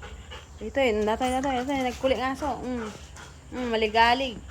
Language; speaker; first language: Filipino; native; Filipino